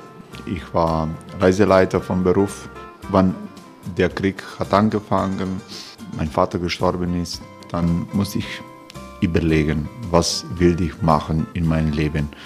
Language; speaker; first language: German; non-native, fluent; Croatian